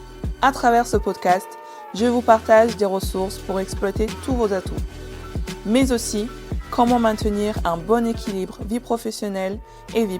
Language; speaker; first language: French; native; French